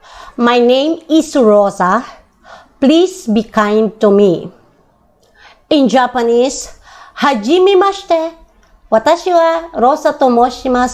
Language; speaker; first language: English; non-native, local second language; Filipino